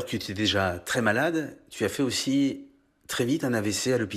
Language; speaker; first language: French; native; French